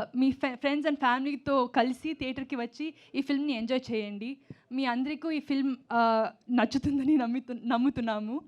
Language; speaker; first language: Telugu; non-native, learner; Tamil